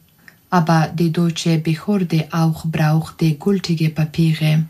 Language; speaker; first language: German; non-native, fluent; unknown